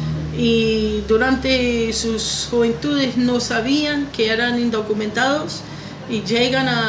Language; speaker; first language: Spanish; non-native, fluent; English